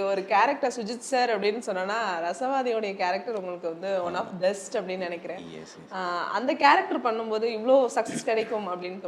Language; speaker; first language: Tamil; native; Tamil